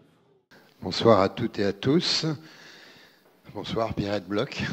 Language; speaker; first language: French; native; French